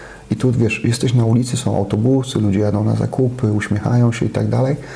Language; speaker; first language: Polish; native; Polish